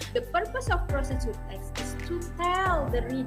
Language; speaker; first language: English; non-native, learner; Indonesian